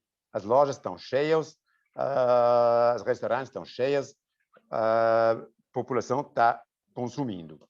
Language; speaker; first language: Portuguese; non-native, fluent; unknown